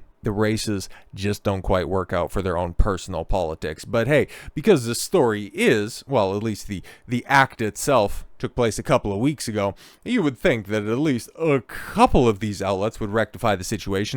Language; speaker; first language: English; native; English